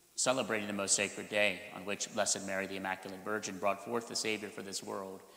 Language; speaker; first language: English; native; English